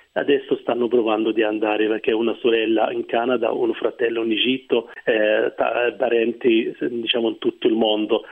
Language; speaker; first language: Italian; non-native, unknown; Arabic